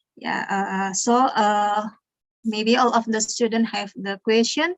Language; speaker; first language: English; non-native, learner; Indonesian